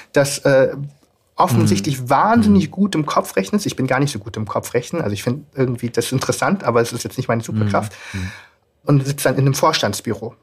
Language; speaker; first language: German; native; German